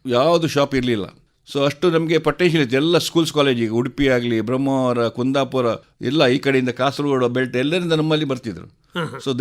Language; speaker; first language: Kannada; non-native, local second language; Konkani